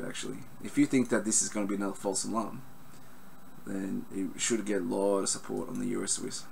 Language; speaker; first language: English; native; English